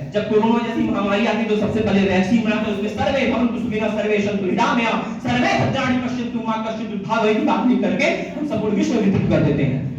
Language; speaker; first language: Hindi; native; Hindi